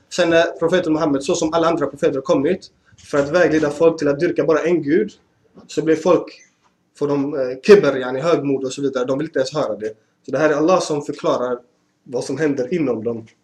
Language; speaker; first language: Swedish; early bilingual, other home language; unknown